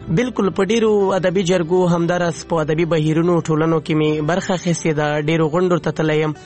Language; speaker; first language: Pashto; non-native, local second language; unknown